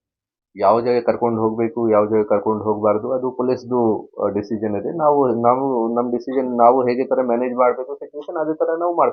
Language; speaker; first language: Kannada; non-native, fluent; Hindi